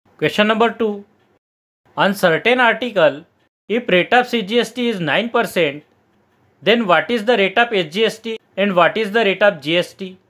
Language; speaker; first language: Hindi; non-native, local second language; Marathi